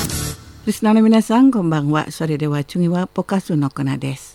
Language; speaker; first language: Japanese; non-native, fluent; Indonesian